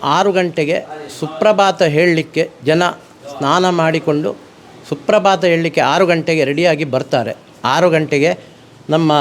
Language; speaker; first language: Kannada; non-native, local second language; Konkani